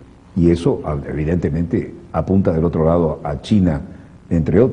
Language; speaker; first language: Spanish; native; Spanish